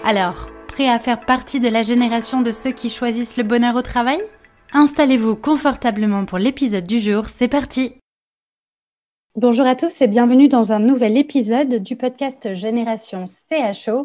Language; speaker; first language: French; native; French